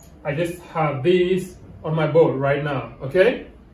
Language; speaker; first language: English; non-native, fluent; Wolof